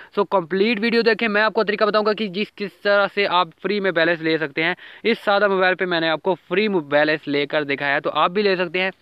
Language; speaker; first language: Urdu; non-native, local second language; Punjabi